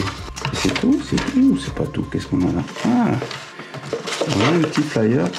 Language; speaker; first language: French; native; French